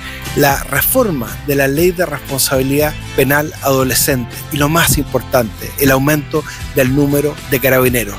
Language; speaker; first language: Spanish; native; Spanish